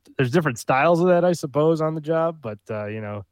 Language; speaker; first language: English; native; English